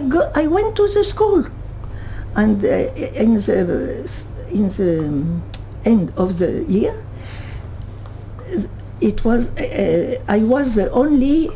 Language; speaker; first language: English; non-native, learner; French